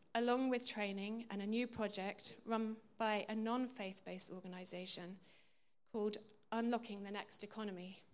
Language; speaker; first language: English; native; English